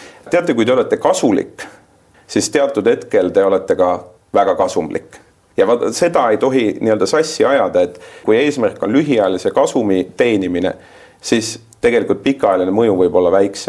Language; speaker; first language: Estonian; native; Estonian